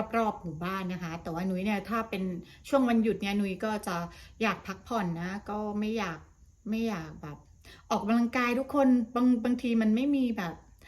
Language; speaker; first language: Thai; native; Thai